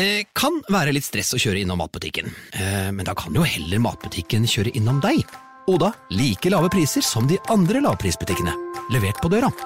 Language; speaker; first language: Norwegian; native; Norwegian